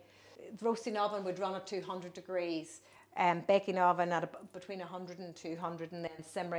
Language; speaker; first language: English; native; English